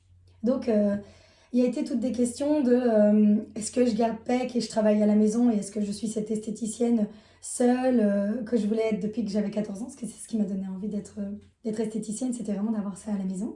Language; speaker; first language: French; native; French